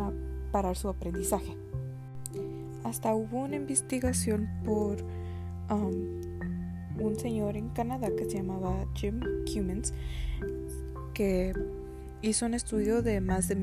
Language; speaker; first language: Spanish; early bilingual, heritage; Spanish